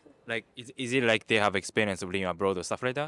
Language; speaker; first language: English; non-native, fluent; Japanese